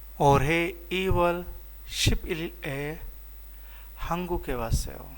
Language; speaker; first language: Korean; non-native, fluent; Urdu